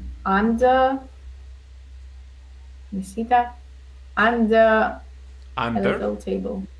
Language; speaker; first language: English; non-native, learner; Russian